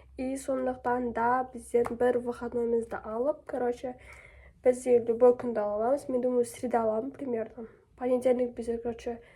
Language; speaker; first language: Kazakh; non-native, local second language; Russian